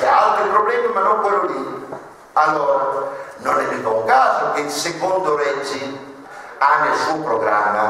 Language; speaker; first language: Italian; native; Italian